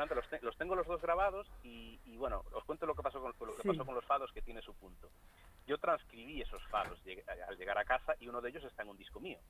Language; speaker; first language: Spanish; non-native, local second language; Galician